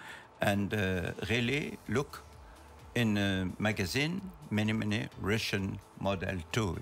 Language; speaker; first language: English; non-native, learner; French